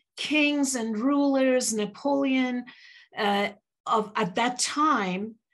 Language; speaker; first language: English; early bilingual, other home language; Persian